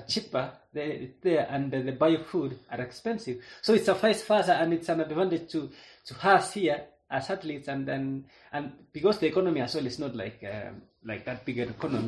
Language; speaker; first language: English; non-native, local second language; Kalenjin